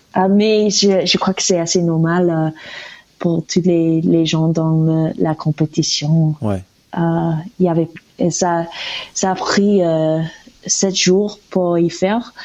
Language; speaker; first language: French; non-native, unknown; English